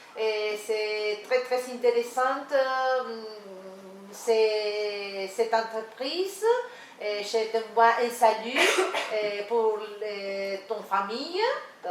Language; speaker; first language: French; non-native, learner; Spanish